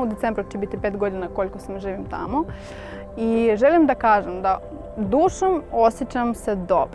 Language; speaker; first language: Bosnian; non-native, learner; Russian